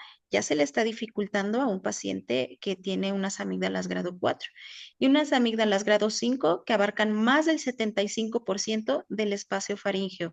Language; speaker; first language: Spanish; native; Spanish